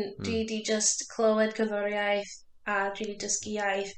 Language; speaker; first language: Welsh; non-native, learner; English